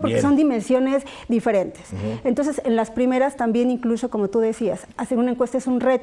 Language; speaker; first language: Spanish; native; Spanish